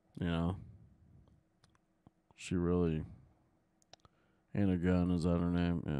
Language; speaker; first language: English; native; English